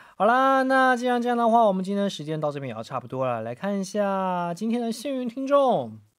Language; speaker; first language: Chinese; native; Chinese